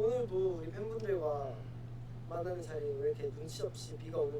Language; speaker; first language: Korean; native; Korean